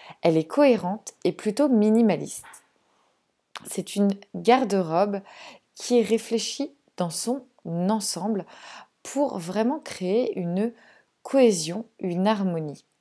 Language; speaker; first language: French; native; French